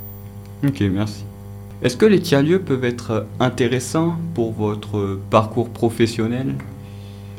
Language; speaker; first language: French; native; French